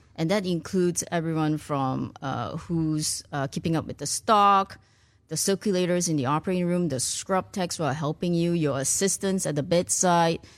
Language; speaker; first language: English; non-native, local second language; Chinese